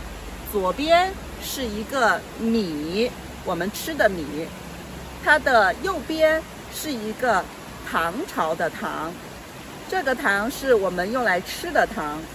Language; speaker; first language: Chinese; non-native, local second language; Yao